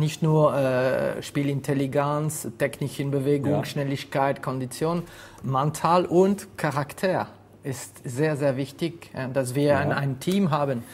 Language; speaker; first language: German; non-native, fluent; French